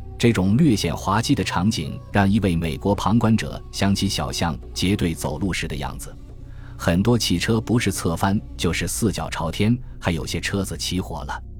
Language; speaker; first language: Chinese; native; Chinese